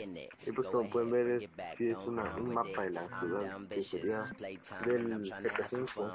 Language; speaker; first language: Spanish; native; Spanish